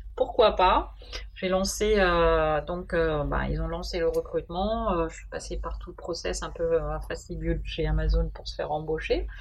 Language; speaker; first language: French; non-native, fluent; German